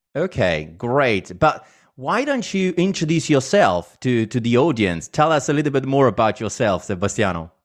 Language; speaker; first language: English; non-native, fluent; Italian